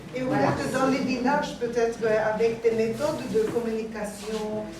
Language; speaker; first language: French; non-native, learner; Swedish